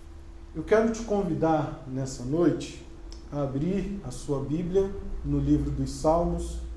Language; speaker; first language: Portuguese; native; Portuguese